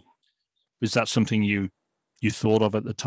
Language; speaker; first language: English; native; English